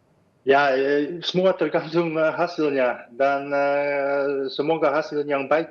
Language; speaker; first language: Indonesian; non-native, fluent; Dutch